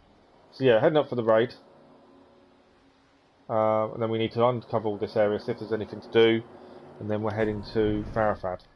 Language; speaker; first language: English; native; English